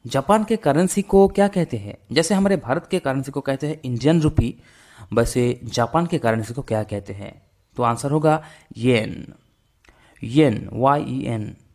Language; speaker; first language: Hindi; non-native, local second language; Bangla